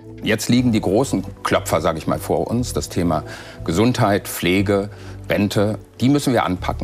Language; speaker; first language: German; native; German